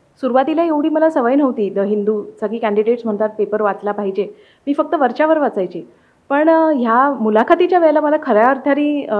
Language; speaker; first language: Marathi; native; Marathi